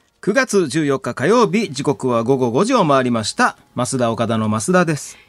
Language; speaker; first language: Japanese; native; Japanese